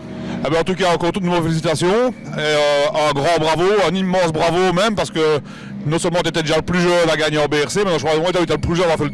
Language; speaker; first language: French; native; French